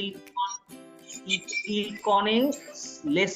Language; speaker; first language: French; non-native, fluent; Bangla